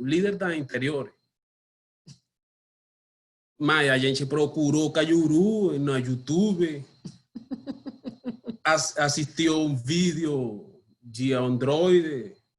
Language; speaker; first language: Portuguese; non-native, learner; Spanish